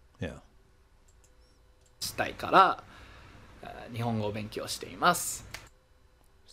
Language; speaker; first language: Japanese; non-native, learner; English